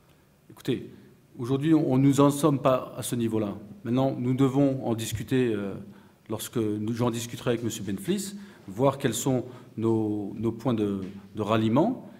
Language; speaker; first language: French; native; French